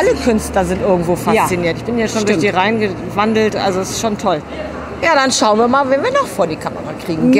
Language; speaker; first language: German; native; German